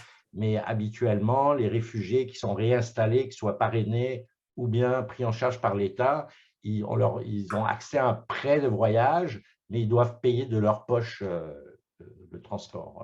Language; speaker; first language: French; native; French